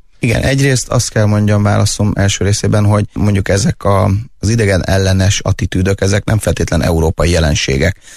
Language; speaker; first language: Hungarian; native; Hungarian